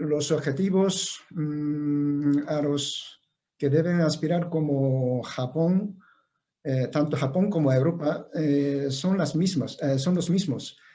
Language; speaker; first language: Spanish; non-native, fluent; Japanese